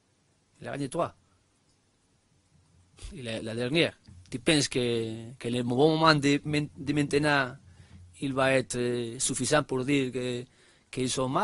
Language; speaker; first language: French; non-native, learner; Spanish